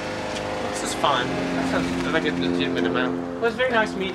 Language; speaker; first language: English; native; English